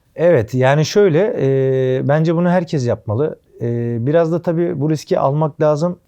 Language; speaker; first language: Turkish; native; Turkish